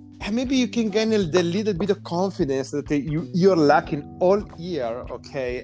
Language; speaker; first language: English; non-native, fluent; Italian